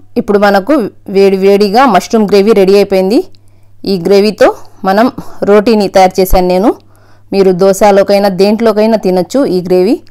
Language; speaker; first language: Telugu; non-native, local second language; Urdu